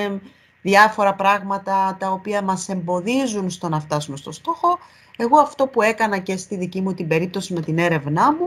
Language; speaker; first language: Greek; native; Greek